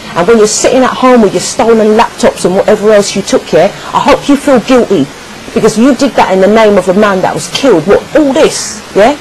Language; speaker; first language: English; native; English